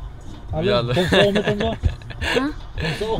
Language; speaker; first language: German; early bilingual, other home language; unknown